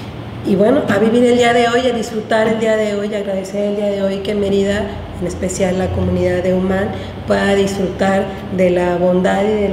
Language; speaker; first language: Spanish; native; Spanish